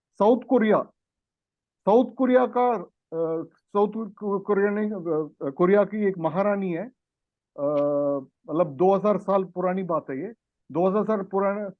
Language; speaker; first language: Hindi; non-native, local second language; Tamil